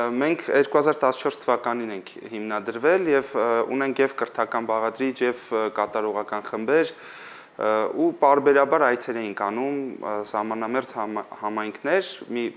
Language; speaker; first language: Armenian; native; Armenian